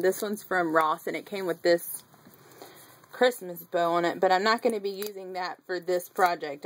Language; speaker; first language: English; native; English